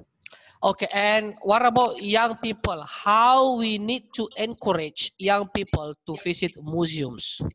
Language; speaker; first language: English; non-native, learner; Indonesian